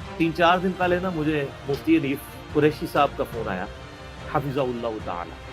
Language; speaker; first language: Urdu; non-native, local second language; Punjabi